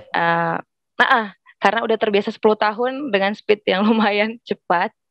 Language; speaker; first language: Indonesian; native; Indonesian